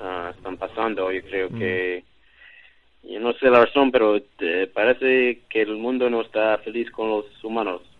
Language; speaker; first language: Spanish; non-native, learner; English